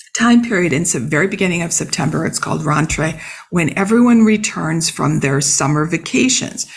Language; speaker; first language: English; native; English